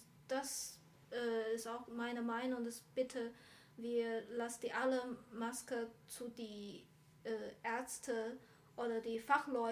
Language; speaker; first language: German; non-native, learner; Chinese